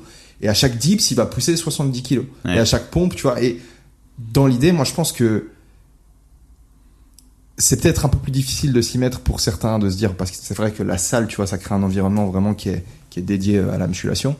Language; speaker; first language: French; native; French